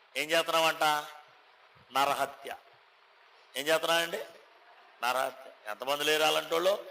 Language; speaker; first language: Telugu; native; Telugu